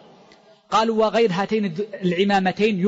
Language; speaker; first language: Arabic; native; Arabic